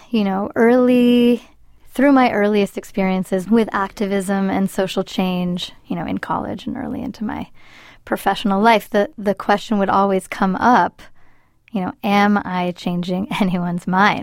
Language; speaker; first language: English; early bilingual, other home language; Spanish